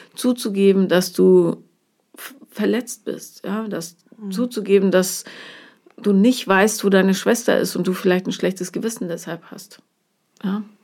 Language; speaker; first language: German; native; German